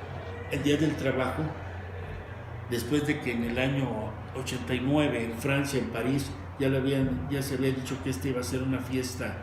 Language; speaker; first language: Spanish; native; Spanish